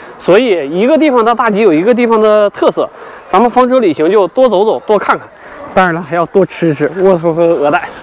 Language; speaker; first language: Chinese; native; Chinese